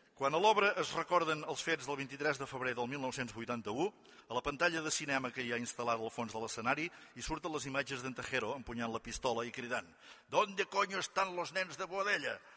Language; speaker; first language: Catalan; native; Catalan